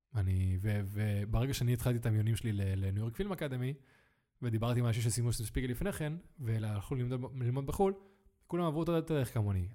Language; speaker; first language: Hebrew; early bilingual, other home language; Spanish